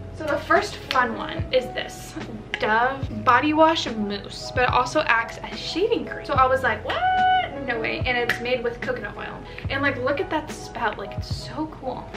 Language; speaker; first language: English; native; English